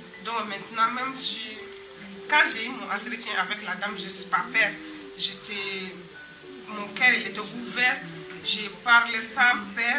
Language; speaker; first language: French; non-native, learner; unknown